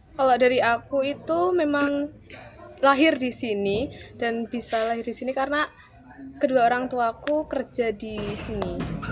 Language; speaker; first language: Indonesian; native; Indonesian